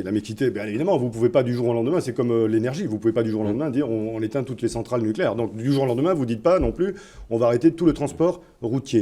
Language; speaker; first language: French; native; French